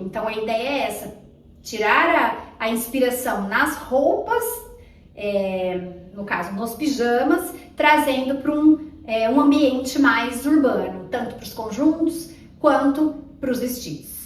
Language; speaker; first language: Portuguese; native; Portuguese